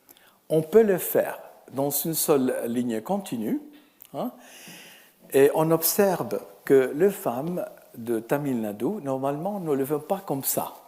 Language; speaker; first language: French; non-native, fluent; Spanish